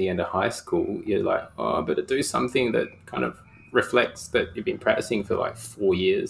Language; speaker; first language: English; native; English